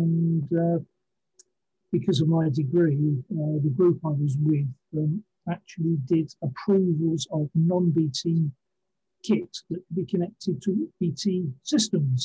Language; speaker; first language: English; native; English